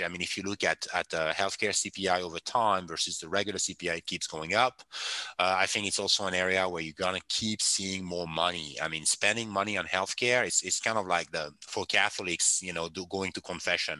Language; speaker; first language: English; non-native, fluent; French